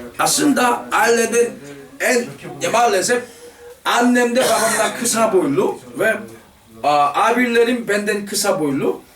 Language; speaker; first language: Turkish; non-native, fluent; Korean